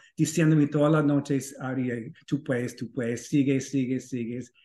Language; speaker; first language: Spanish; non-native, fluent; English